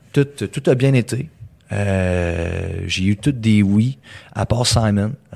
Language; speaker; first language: French; early bilingual, heritage; French